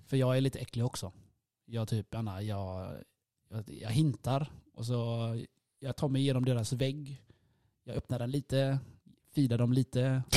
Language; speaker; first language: Swedish; early bilingual, other home language; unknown